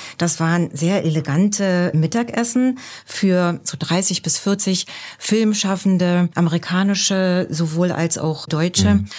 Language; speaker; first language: German; native; German